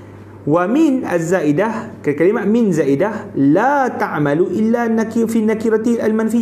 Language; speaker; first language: Arabic; non-native, fluent; Malay